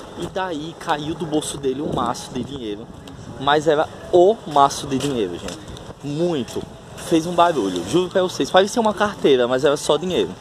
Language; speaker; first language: Portuguese; native; Portuguese